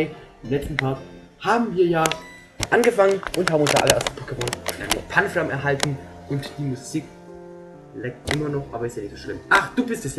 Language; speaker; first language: German; native; German